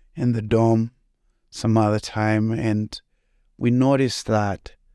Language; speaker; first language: English; non-native, local second language; Shona